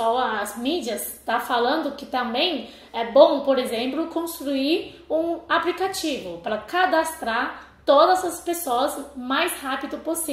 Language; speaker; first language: Portuguese; non-native, fluent; Chinese